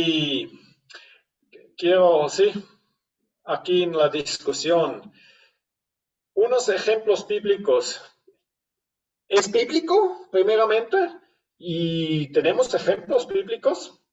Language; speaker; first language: Spanish; non-native, fluent; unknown